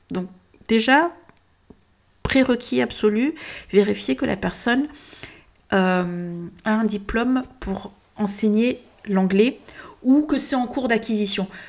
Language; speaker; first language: French; early bilingual, heritage; French